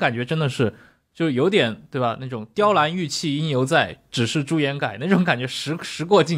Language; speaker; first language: Chinese; native; Chinese